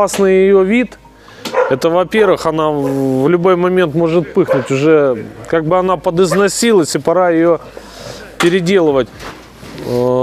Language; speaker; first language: Russian; native; Russian